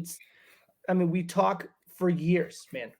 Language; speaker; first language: English; native; English